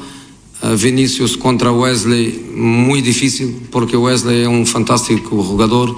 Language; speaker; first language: Spanish; non-native, fluent; Portuguese